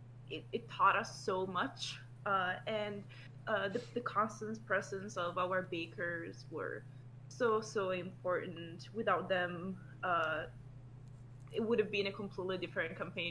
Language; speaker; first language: English; non-native, fluent; Italian